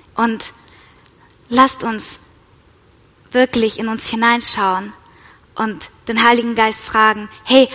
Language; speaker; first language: German; non-native, fluent; Russian